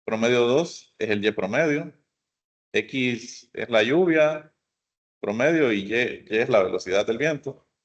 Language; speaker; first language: Spanish; native; Spanish